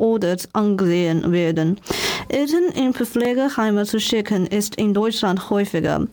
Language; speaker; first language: German; non-native, learner; Chinese